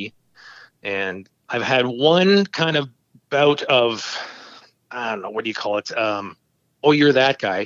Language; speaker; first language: English; native; English